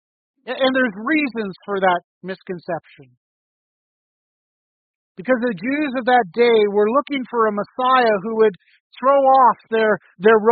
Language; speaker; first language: English; native; English